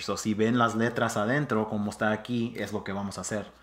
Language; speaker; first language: Spanish; early bilingual, heritage; Spanish